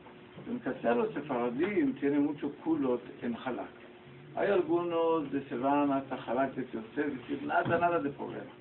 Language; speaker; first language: Spanish; non-native, learner; Hebrew